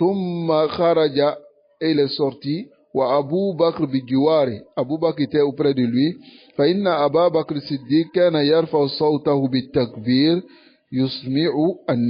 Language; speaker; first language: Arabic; non-native, fluent; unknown